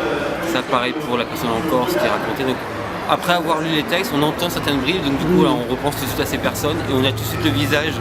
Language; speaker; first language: French; native; French